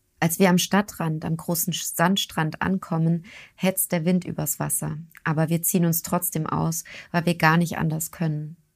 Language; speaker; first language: German; early bilingual, other home language; Turkish